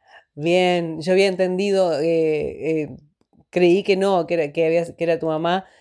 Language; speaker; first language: Spanish; native; Spanish